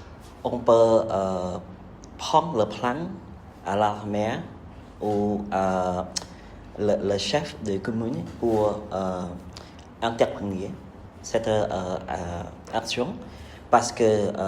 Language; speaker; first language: French; non-native, learner; Khmer